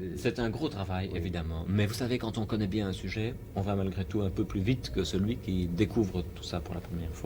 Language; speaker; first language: French; native; French